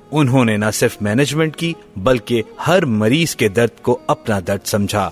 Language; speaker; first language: Urdu; native; Urdu